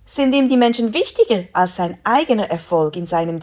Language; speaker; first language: German; native; German